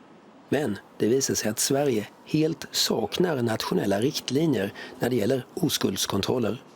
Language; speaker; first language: Swedish; native; Swedish